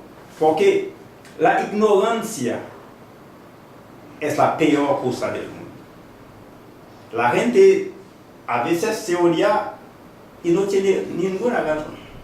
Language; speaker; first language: Spanish; non-native, fluent; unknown